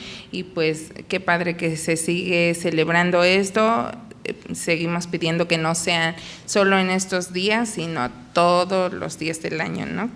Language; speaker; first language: Spanish; non-native, local second language; Nahuatl languages